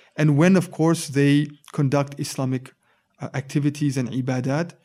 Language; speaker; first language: English; native; English